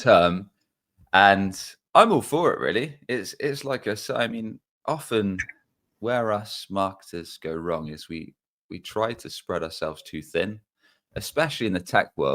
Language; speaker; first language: English; native; English